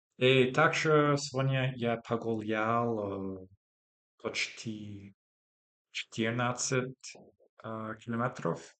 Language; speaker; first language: Russian; non-native, learner; English